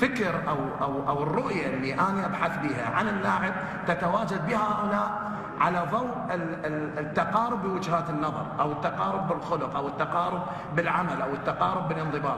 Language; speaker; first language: Arabic; native; Arabic